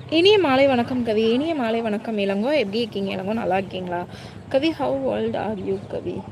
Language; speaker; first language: Tamil; non-native, local second language; Telugu